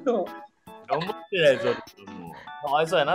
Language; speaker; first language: Japanese; native; Japanese